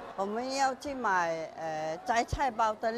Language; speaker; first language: Chinese; non-native, local second language; Min Nan Chinese